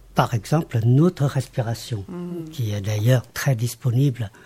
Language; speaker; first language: French; non-native, fluent; Lao